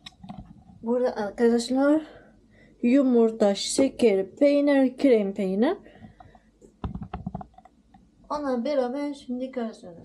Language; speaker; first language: Turkish; non-native, learner; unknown